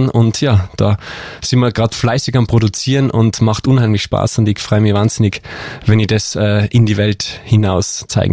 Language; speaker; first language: German; native; German